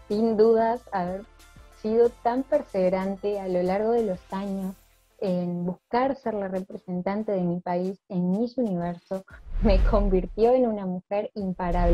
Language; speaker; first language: Spanish; native; Spanish